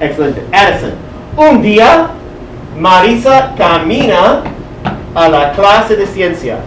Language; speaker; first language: Spanish; non-native, fluent; English